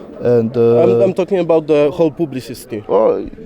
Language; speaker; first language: English; non-native, learner; Polish